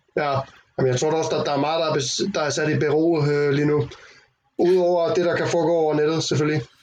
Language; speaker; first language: Danish; native; Danish